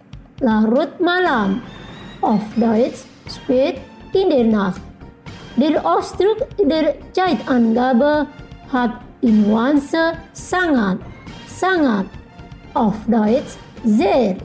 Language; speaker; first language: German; non-native, fluent; Indonesian